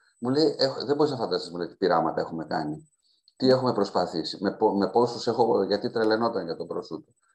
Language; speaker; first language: Greek; native; Greek